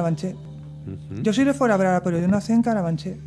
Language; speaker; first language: Spanish; native; Spanish